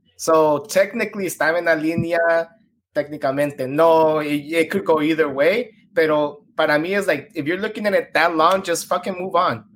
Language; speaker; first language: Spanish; early bilingual, heritage; Spanish